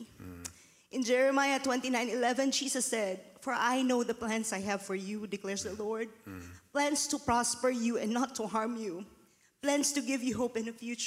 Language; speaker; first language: English; non-native, local second language; Filipino